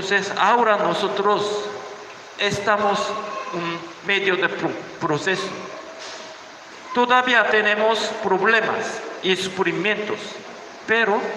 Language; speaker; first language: Spanish; non-native, learner; Korean